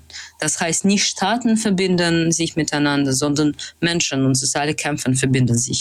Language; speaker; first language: German; non-native, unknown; Russian